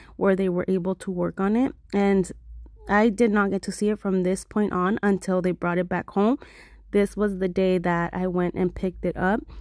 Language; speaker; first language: English; early bilingual, other home language; Spanish